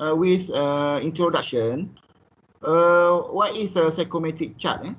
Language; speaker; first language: English; non-native, local second language; Malay